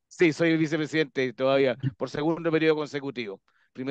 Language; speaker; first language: Spanish; native; Spanish